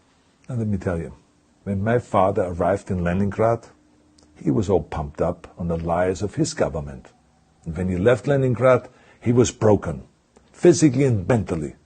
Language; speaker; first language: English; non-native, fluent; German